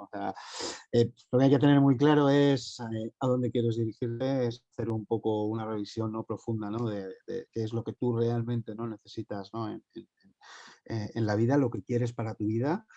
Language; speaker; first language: Spanish; native; Spanish